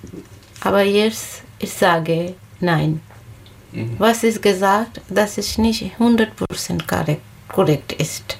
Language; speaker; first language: German; non-native, learner; Bangla